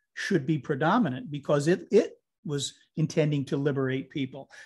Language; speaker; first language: English; native; English